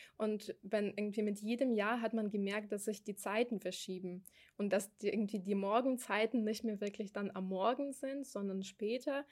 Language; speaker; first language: German; non-native, fluent; Ukrainian